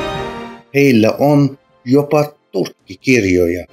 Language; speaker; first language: Finnish; non-native, fluent; Turkish